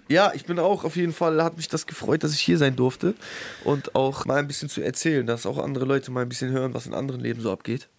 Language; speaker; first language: German; early bilingual, other home language; Russian